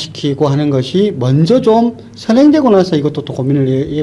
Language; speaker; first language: Korean; native; Korean